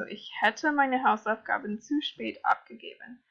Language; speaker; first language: German; non-native, fluent; English